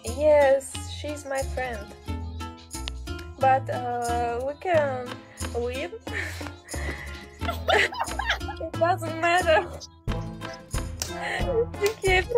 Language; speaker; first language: English; non-native, learner; Russian